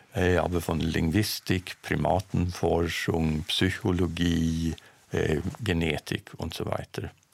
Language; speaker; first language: German; non-native, fluent; Swedish